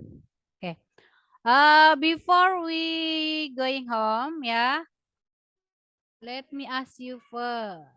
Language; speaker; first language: English; non-native, learner; Indonesian